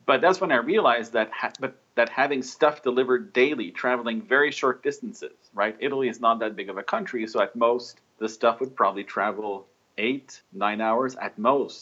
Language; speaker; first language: English; native; English